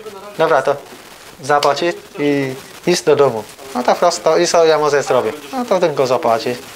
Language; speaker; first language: Polish; non-native, learner; Vietnamese